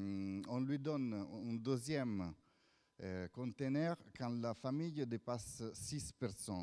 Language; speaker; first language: French; non-native, fluent; Italian